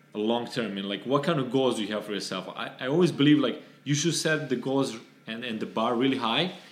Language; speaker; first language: English; non-native, fluent; Serbian